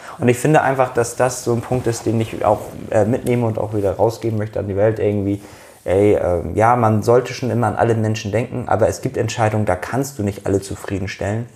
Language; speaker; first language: German; early bilingual, other home language; Turkish